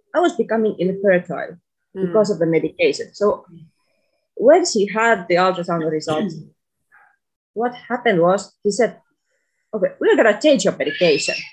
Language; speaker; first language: English; non-native, fluent; Finnish